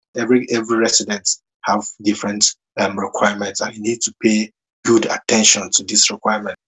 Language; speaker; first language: English; non-native, local second language; Igbo